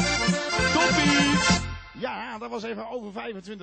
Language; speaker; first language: Dutch; native; Dutch